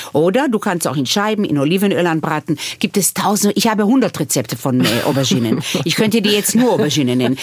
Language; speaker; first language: German; early bilingual, other home language; Hebrew